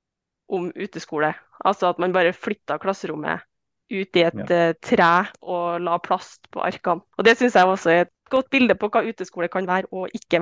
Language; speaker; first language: Norwegian; native; Norwegian